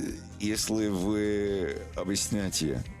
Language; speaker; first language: Russian; non-native, learner; English